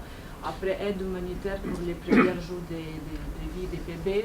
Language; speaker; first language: French; non-native, fluent; Ukrainian